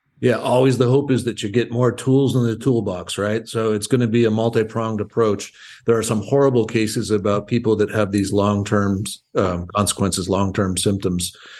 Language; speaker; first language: English; native; English